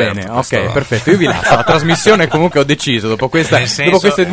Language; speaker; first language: Italian; native; Italian